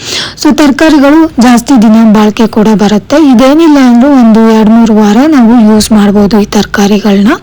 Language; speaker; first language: Kannada; native; Kannada